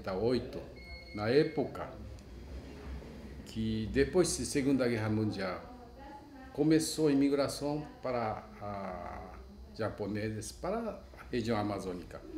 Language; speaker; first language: Portuguese; non-native, fluent; Japanese